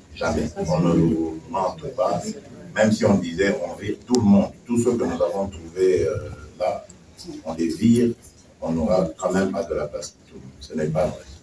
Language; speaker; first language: French; non-native, local second language; Luba-Lulua